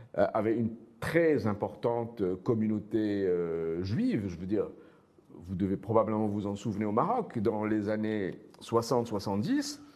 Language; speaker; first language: French; non-native, local second language; Arabic